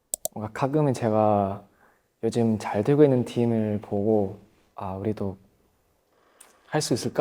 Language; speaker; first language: Korean; non-native, fluent; Thai